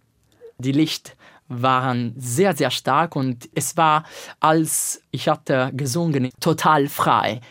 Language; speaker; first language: German; non-native, learner; Italian